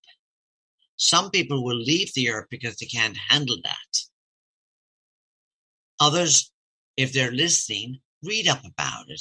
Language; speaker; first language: English; native; English